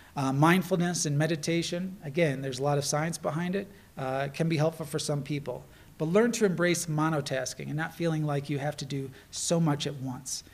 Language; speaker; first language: English; native; English